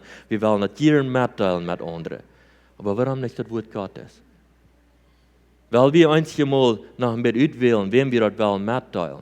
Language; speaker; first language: German; non-native, learner; Plautdietsch